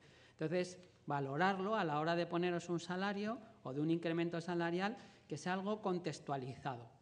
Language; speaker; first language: Spanish; native; Spanish